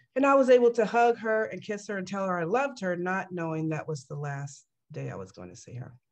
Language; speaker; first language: English; native; English